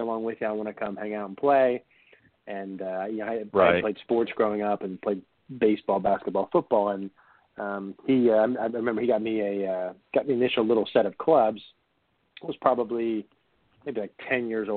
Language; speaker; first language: English; native; English